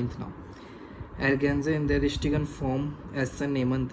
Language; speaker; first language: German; non-native, learner; Hindi